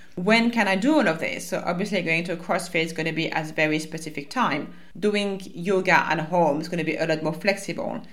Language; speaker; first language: English; non-native, fluent; French